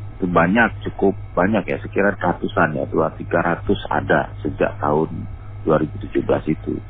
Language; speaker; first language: Indonesian; native; Indonesian